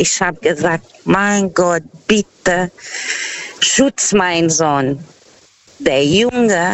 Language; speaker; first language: German; non-native, learner; Portuguese